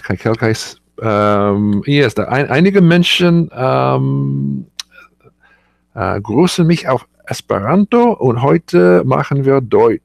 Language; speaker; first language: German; non-native, fluent; English